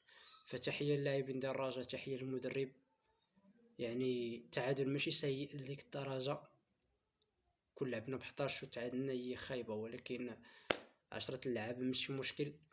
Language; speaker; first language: Arabic; native; Arabic